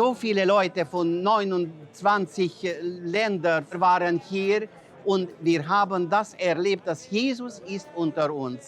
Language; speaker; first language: German; non-native, fluent; Romanian